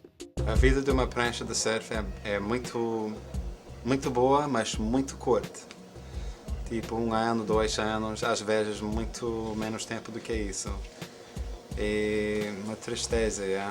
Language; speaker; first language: Portuguese; non-native, fluent; English